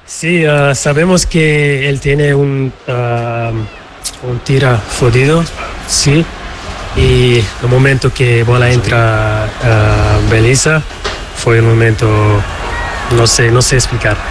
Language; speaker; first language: Spanish; non-native, learner; Portuguese